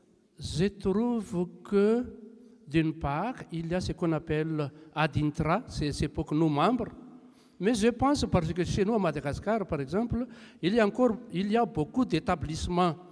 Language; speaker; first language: French; non-native, local second language; Malagasy